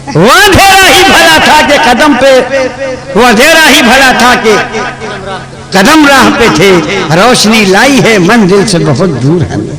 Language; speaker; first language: Hindi; non-native, local second language; Bhojpuri